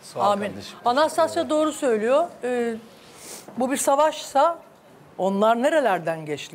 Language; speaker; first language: Turkish; native; Turkish